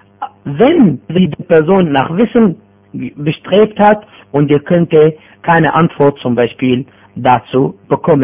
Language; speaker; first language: German; non-native, fluent; Arabic